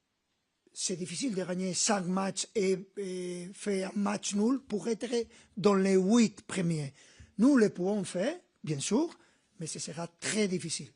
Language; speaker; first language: French; non-native, learner; Spanish